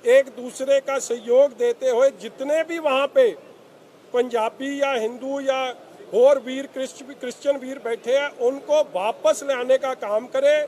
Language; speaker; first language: Hindi; non-native, local second language; Punjabi